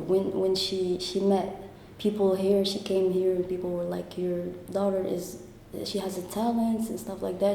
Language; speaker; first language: English; non-native, local second language; Arabic